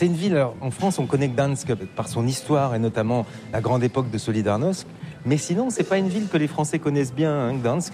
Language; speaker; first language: French; native; French